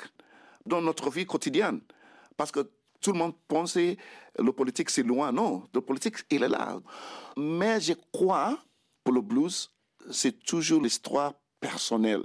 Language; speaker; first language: French; non-native, fluent; Krio